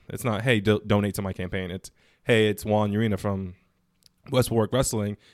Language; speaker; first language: English; native; English